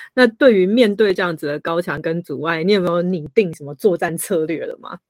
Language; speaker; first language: Chinese; native; Chinese